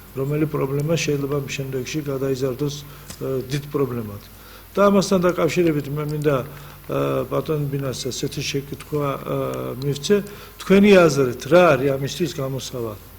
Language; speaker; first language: Georgian; non-native, local second language; Azerbaijani